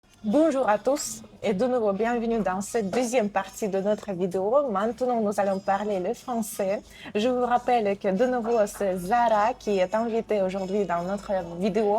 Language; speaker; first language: French; non-native, fluent; Russian